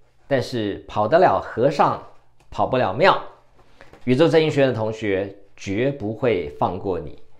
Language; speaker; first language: Chinese; native; Chinese